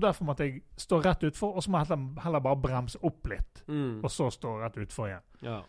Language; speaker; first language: Norwegian; native; Norwegian